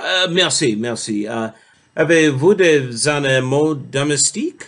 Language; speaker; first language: French; non-native, learner; English